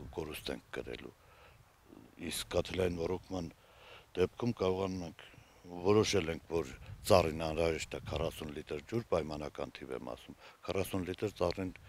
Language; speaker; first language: Armenian; native; Armenian